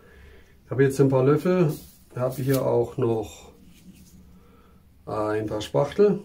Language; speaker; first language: German; native; German